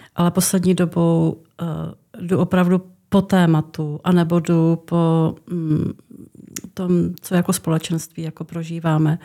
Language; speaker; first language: Czech; native; Czech